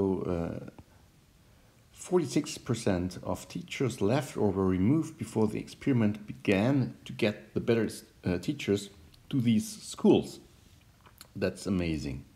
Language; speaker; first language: English; non-native, fluent; German